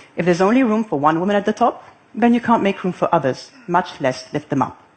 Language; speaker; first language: English; non-native, fluent; Arabic